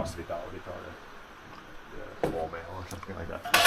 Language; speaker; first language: English; non-native, fluent; Swedish